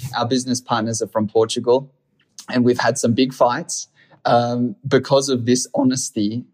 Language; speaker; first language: English; native; English